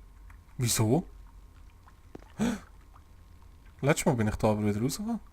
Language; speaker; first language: German; native; German